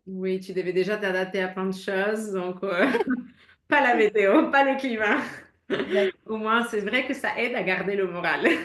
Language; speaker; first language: French; native; French